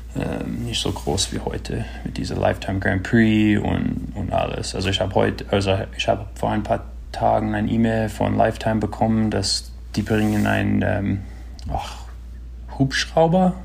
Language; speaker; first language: German; early bilingual, other home language; English